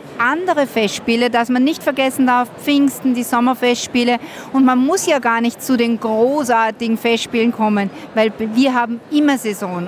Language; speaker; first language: German; native; German